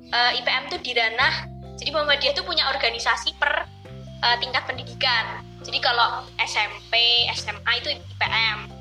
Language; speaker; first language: Indonesian; native; Indonesian